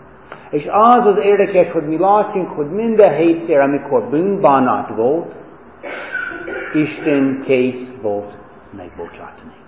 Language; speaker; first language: Hungarian; non-native, fluent; English